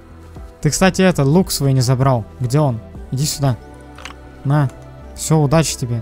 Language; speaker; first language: Russian; native; Russian